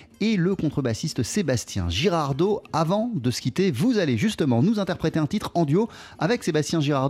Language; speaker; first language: French; native; French